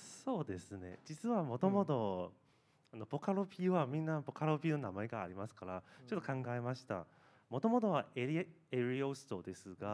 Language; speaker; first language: Japanese; non-native, learner; Chinese